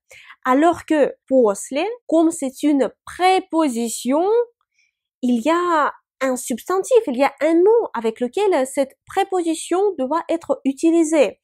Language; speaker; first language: French; non-native, fluent; Russian